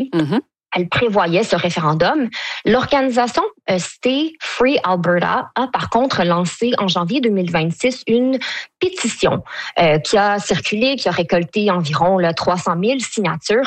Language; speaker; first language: French; native; French